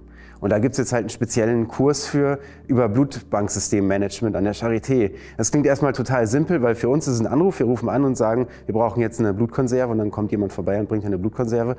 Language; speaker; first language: German; native; German